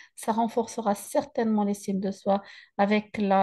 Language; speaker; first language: French; native; French